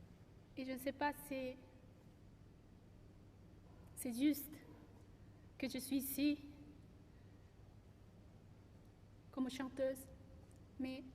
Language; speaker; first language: French; non-native, learner; Korean